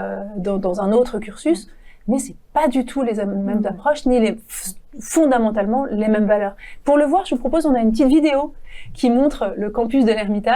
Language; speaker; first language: French; native; French